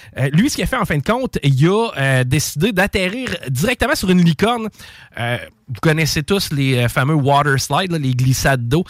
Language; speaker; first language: French; native; French